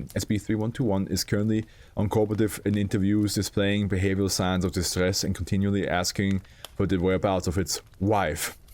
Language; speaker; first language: English; non-native, fluent; German